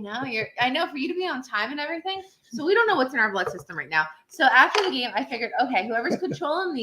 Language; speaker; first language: English; native; English